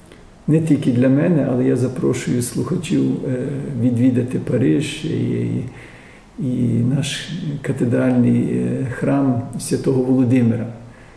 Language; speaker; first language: Ukrainian; early bilingual, heritage; Ukrainian